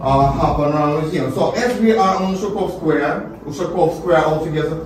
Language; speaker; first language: English; non-native, fluent; Russian